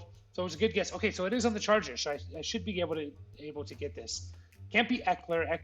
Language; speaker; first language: English; native; English